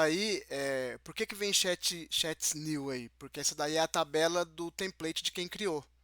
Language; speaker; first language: Portuguese; native; Portuguese